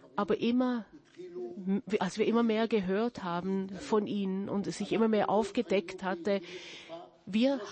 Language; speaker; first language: German; non-native, fluent; Hebrew